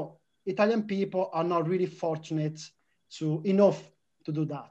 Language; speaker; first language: English; non-native, fluent; Italian